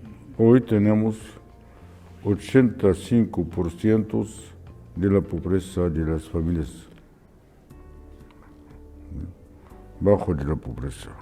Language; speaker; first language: Spanish; non-native, fluent; Arabic